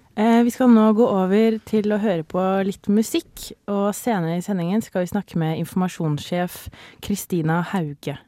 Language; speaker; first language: Norwegian; native; Norwegian